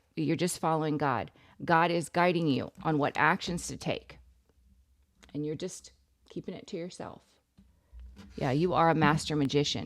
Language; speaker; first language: English; native; English